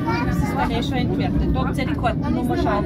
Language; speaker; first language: German; native; German